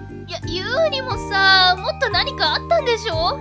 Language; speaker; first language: Japanese; native; Japanese